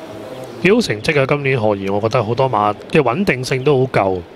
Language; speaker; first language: Cantonese; native; Cantonese